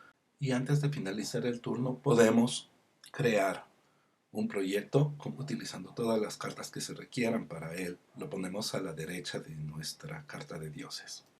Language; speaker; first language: Spanish; native; Spanish